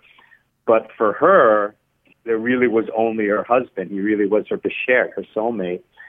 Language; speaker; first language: English; early bilingual, other home language; Spanish